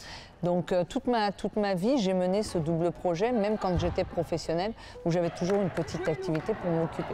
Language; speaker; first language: French; native; French